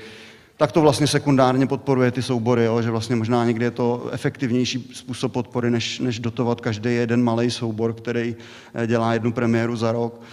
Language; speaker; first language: Czech; native; Czech